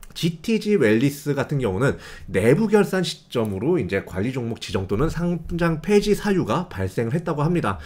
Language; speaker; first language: Korean; native; Korean